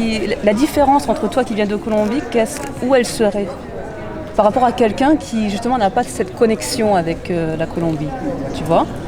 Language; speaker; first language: French; native; French